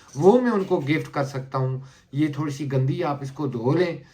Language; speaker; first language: Urdu; native; Urdu